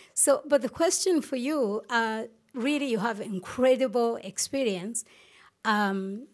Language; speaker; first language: English; non-native, local second language; Kinyarwanda